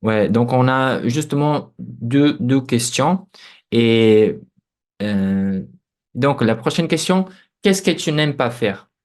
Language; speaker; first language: French; non-native, fluent; Portuguese